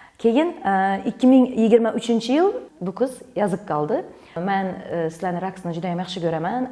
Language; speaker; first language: Uzbek; native; Uzbek